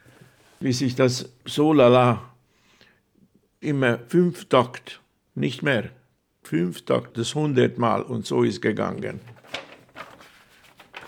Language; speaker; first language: German; non-native, fluent; Hungarian